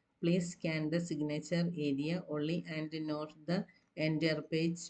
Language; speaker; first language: English; non-native, local second language; Malayalam